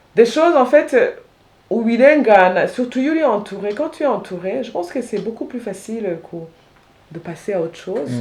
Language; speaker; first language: French; non-native, local second language; Rundi